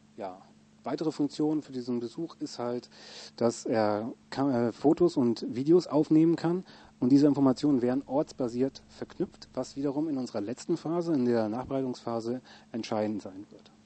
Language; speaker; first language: German; native; German